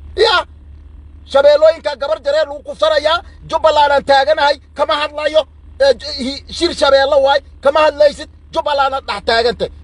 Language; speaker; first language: Somali; native; Somali